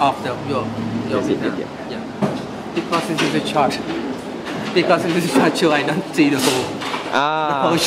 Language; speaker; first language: English; non-native, learner; Thai